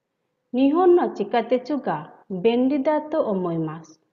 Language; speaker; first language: Japanese; non-native, fluent; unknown